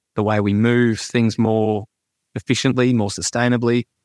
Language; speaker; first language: English; native; English